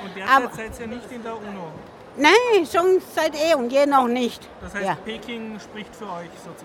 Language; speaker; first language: German; non-native, learner; Min Nan Chinese